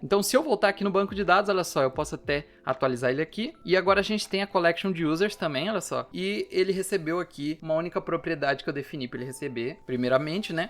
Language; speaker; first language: Portuguese; native; Portuguese